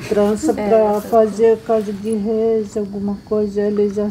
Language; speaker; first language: Portuguese; non-native, local second language; Guarani